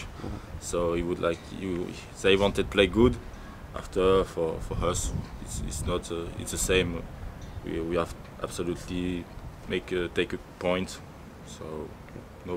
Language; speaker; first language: English; non-native, learner; French